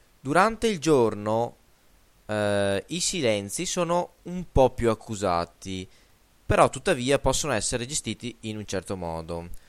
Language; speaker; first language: Italian; native; Italian